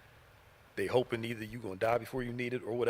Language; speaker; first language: English; native; English